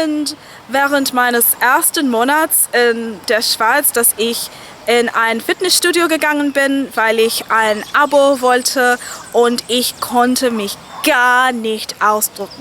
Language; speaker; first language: German; non-native, fluent; English